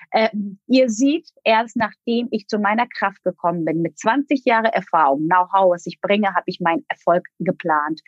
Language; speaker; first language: German; non-native, fluent; Turkish